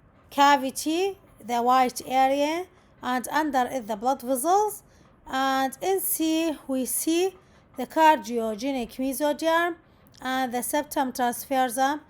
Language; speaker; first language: English; non-native, local second language; Arabic